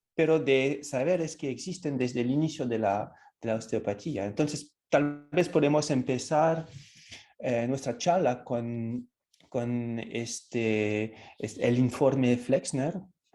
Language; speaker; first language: Spanish; non-native, fluent; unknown